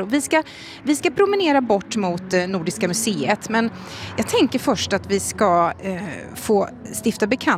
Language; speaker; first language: Swedish; native; Swedish